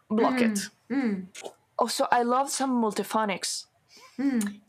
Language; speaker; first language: English; non-native, fluent; Italian